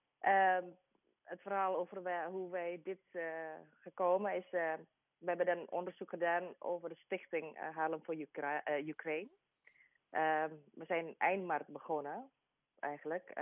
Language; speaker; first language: Dutch; non-native, learner; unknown